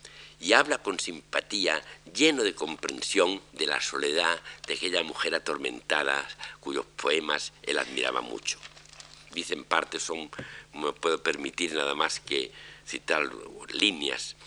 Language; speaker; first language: Spanish; native; Spanish